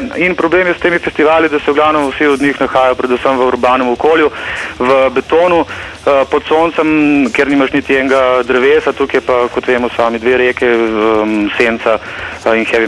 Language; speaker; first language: Slovenian; native; Slovenian